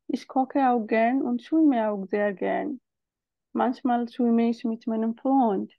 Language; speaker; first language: German; non-native, learner; Bangla